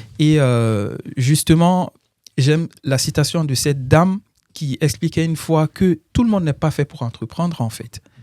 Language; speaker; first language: French; non-native, local second language; Bambara